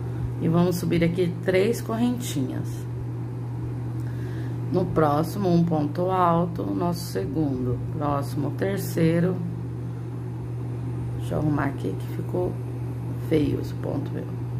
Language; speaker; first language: Portuguese; native; Portuguese